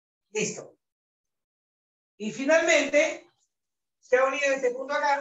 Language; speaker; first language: Spanish; native; Spanish